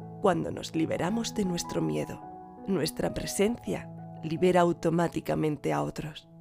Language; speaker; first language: Spanish; native; Spanish